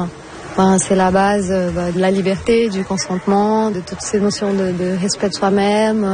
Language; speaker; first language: French; non-native, fluent; Portuguese